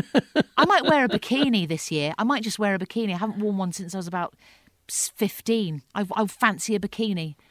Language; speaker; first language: English; native; English